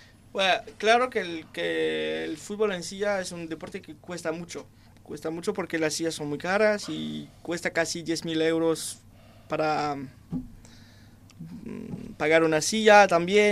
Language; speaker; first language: Spanish; non-native, fluent; French